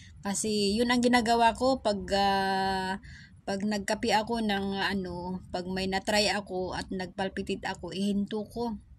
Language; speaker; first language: Filipino; non-native, local second language; Iloko